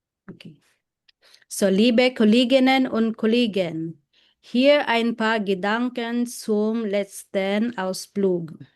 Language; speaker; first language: German; non-native, fluent; Filipino